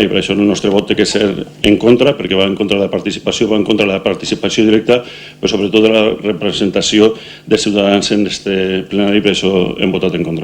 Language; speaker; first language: Catalan; native; Catalan